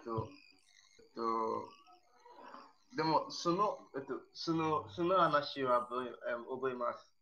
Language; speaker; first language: Japanese; non-native, learner; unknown